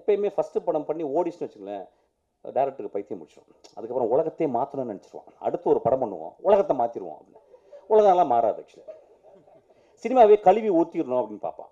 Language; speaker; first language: Tamil; native; Tamil